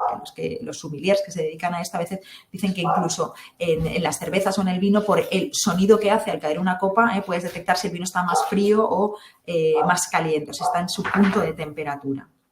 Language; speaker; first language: Spanish; native; Spanish